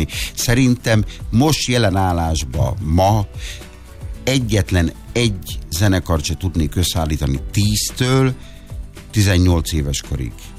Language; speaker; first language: Hungarian; native; Hungarian